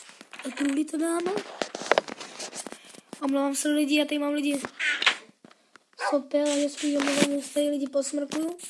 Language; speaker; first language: Czech; non-native, learner; Slovak